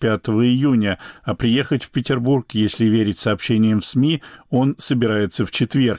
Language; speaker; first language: Russian; native; Russian